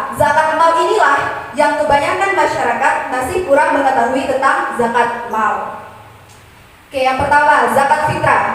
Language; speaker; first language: Indonesian; non-native, local second language; Madurese